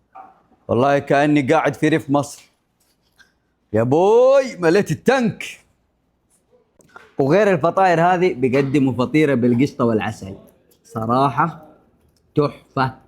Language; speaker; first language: Arabic; native; Arabic